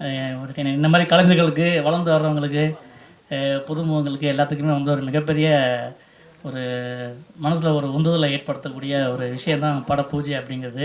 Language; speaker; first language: Tamil; native; Tamil